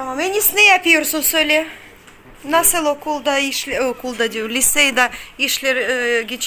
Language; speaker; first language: Turkish; non-native, learner; Russian